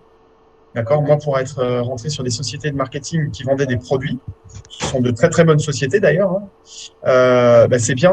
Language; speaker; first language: French; native; French